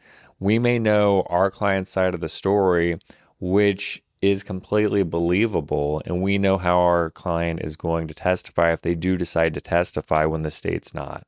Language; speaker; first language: English; native; English